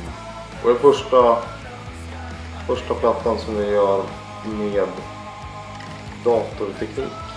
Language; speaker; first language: Swedish; native; Swedish